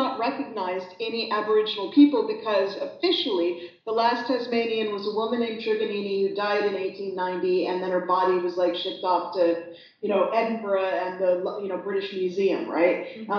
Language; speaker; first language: English; native; English